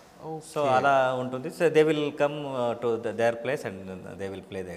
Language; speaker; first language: Telugu; non-native, learner; Kannada